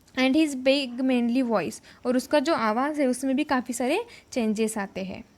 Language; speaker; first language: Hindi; non-native, local second language; Marathi